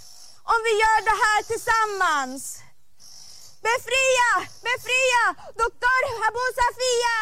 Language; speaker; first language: Swedish; non-native, fluent; Arabic